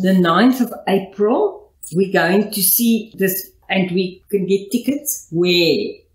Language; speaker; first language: English; non-native, local second language; Afrikaans